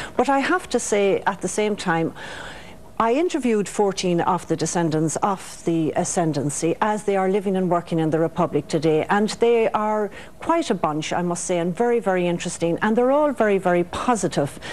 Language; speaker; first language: English; native; English